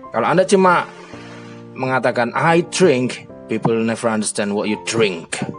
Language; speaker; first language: English; non-native, fluent; Indonesian